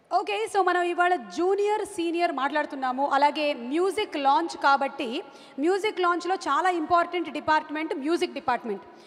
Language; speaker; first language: Telugu; native; Telugu